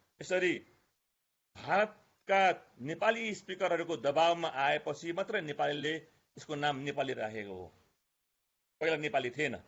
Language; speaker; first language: Nepali; non-native, local second language; Eastern Tamang